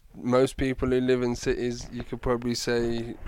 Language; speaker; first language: English; native; English